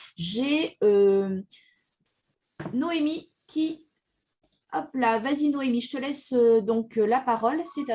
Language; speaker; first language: French; native; French